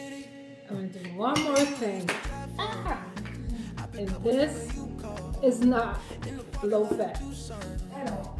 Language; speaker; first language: English; native; English